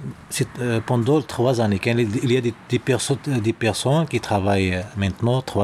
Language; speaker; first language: French; non-native, learner; Arabic